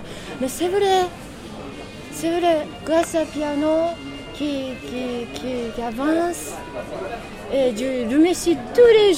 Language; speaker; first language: French; non-native, learner; Japanese